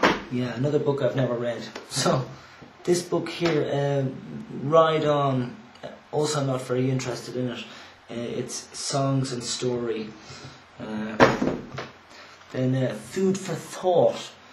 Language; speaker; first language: English; native; English